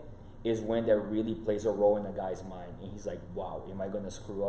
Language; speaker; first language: English; non-native, fluent; Portuguese